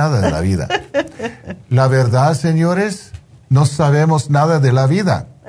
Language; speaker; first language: Spanish; non-native, fluent; English